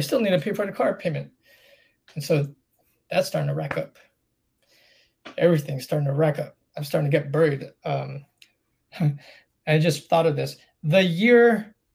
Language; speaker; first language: English; native; English